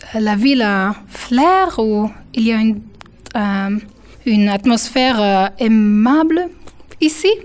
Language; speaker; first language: French; non-native, fluent; German